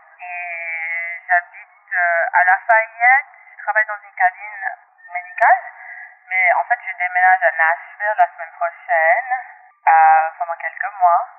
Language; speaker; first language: French; non-native, local second language; English